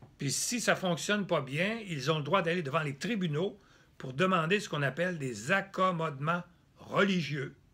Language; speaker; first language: French; native; French